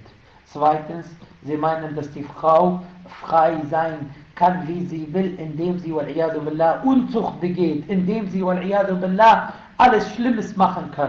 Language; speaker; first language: German; non-native, fluent; Arabic